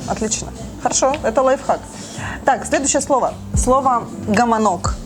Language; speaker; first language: Russian; native; Russian